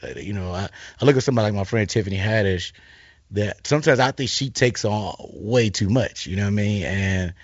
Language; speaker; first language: English; native; English